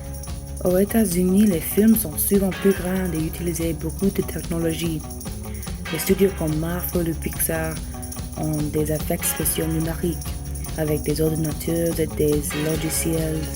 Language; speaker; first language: French; non-native, learner; English